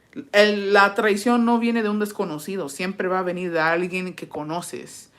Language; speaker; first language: Spanish; early bilingual, heritage; Spanish